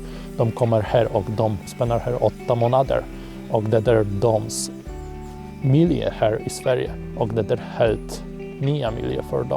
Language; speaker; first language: Swedish; non-native, fluent; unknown